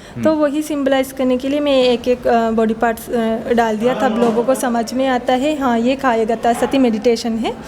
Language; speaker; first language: Hindi; non-native, fluent; Sinhala